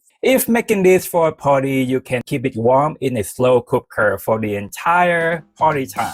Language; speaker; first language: English; non-native, fluent; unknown